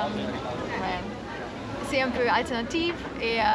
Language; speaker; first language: French; non-native, fluent; German